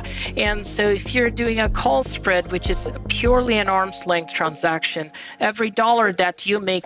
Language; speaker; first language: English; non-native, local second language; Bangla